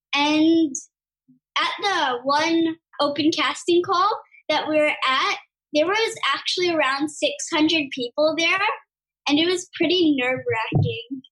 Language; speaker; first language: English; native; English